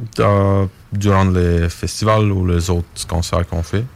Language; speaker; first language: French; non-native, fluent; Bulgarian